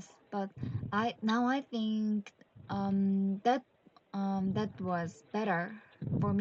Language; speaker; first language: English; non-native, learner; Korean